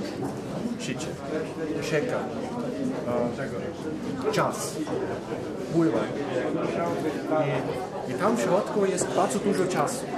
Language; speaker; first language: Polish; non-native, fluent; German